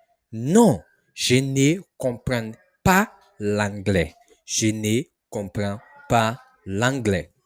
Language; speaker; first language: French; non-native, learner; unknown